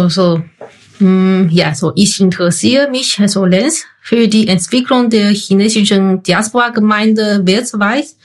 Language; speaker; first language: German; non-native, fluent; Chinese